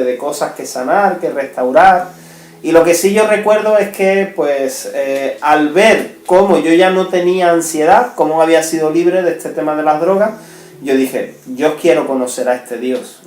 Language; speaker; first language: Spanish; native; Spanish